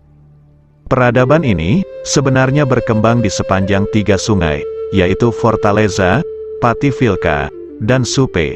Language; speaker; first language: Indonesian; native; Indonesian